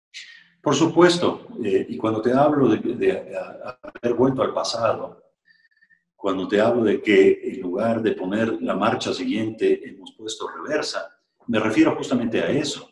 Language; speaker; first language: Spanish; native; Spanish